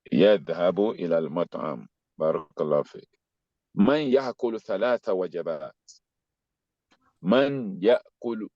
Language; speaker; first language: Arabic; non-native, fluent; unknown